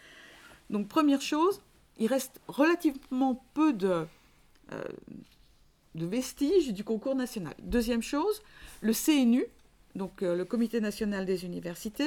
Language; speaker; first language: French; native; French